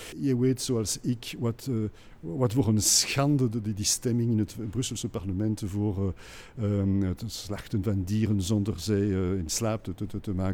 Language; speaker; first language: Dutch; non-native, local second language; French